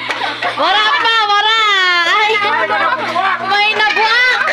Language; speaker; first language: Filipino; non-native, local second language; Bikol